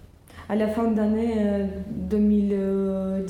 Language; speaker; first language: French; non-native, learner; Russian